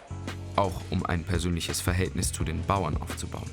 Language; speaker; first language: German; native; German